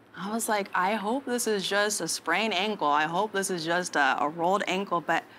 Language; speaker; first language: English; native; English